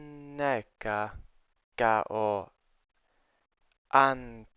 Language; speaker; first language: Greek; non-native, learner; English